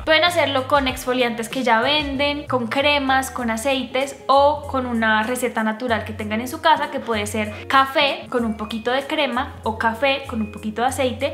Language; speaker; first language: Spanish; native; Spanish